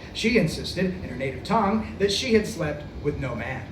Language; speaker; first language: English; native; English